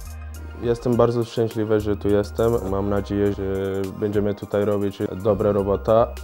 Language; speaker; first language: Polish; non-native, fluent; Portuguese